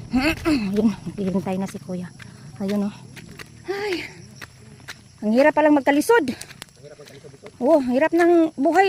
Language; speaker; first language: Filipino; non-native, local second language; Cebuano